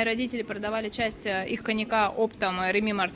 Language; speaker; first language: Russian; native; Russian